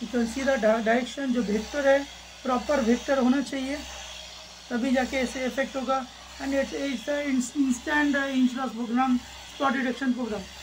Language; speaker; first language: Hindi; non-native, local second language; Bangla